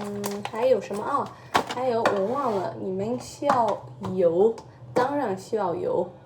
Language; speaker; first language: Chinese; early bilingual, heritage; Chinese